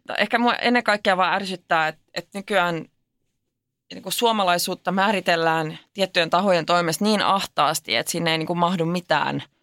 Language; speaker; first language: Finnish; non-native, local second language; Swedish